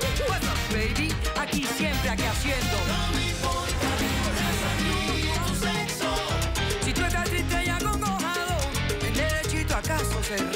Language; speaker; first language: Spanish; native; Spanish